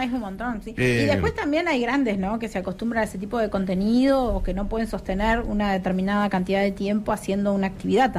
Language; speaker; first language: Spanish; native; Spanish